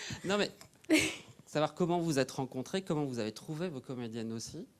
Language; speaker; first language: French; native; French